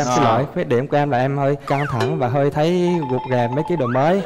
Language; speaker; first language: Vietnamese; early bilingual, heritage; Vietnamese